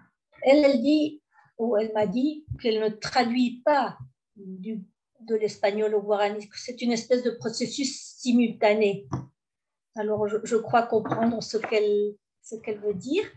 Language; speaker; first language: French; early bilingual, heritage; French